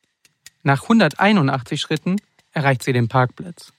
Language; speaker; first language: German; native; German